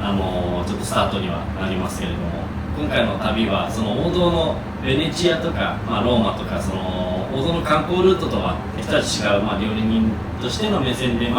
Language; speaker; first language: Japanese; native; Japanese